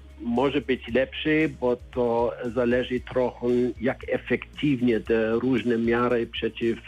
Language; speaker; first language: Polish; non-native, learner; German